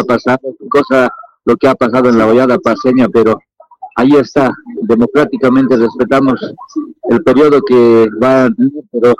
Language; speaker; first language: Spanish; native; Spanish